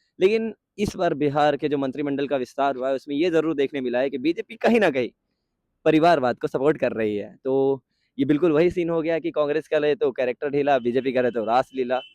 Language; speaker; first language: Hindi; native; Hindi